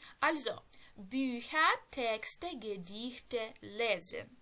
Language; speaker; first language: German; non-native, fluent; Ukrainian